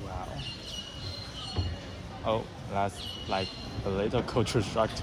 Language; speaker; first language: English; non-native, learner; Chinese